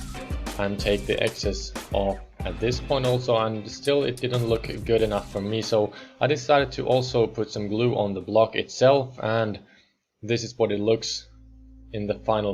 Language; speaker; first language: English; non-native, fluent; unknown